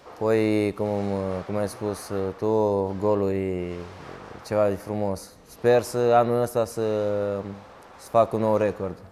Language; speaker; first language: Romanian; early bilingual, heritage; Romanian